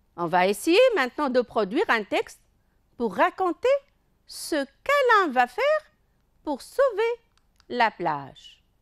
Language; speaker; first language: French; non-native, local second language; Arabic